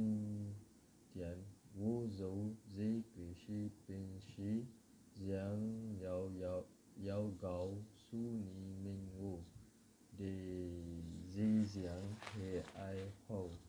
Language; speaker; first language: Chinese; non-native, learner; Malay